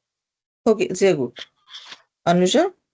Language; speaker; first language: German; non-native, learner; Hindi